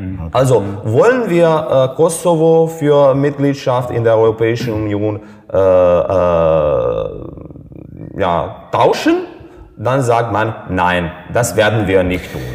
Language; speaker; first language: German; non-native, fluent; Serbian